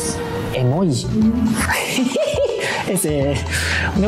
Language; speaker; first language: Spanish; non-native, learner; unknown